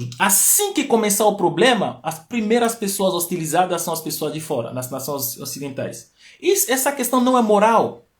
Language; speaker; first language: Portuguese; non-native, fluent; Fon